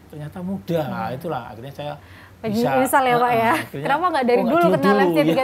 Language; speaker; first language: Indonesian; native; Indonesian